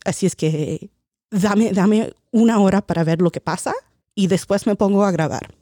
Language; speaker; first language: Spanish; early bilingual, heritage; Spanish